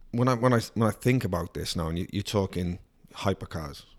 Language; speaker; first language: English; native; English